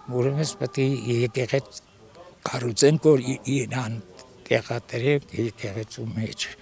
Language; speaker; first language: Armenian; native; Armenian